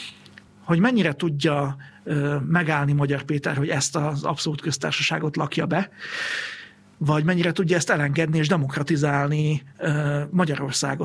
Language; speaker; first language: Hungarian; native; Hungarian